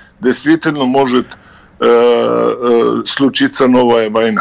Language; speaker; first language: Russian; non-native, fluent; Serbian